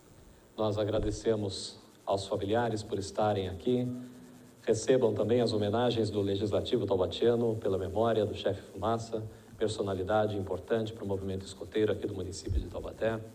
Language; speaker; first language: Portuguese; native; Portuguese